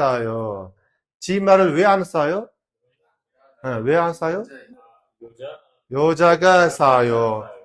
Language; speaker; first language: Korean; non-native, fluent; Uzbek